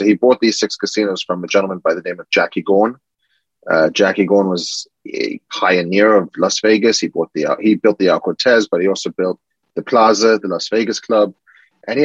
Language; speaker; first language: English; native; English